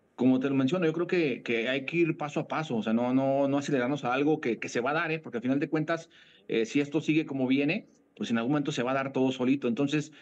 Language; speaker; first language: Spanish; native; Spanish